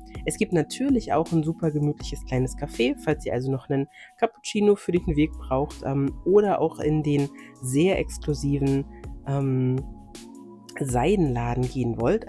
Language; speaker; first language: German; native; German